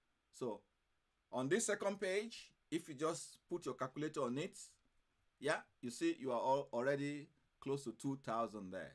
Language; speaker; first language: English; non-native, fluent; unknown